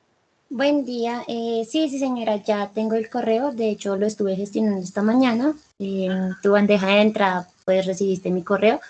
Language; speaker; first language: Spanish; native; Spanish